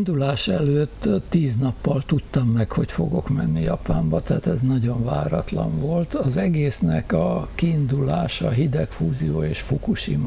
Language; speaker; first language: Hungarian; native; Hungarian